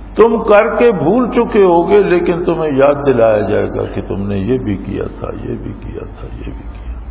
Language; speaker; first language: Urdu; non-native, local second language; Punjabi